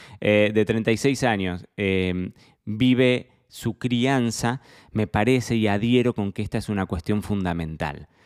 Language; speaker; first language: Spanish; native; Spanish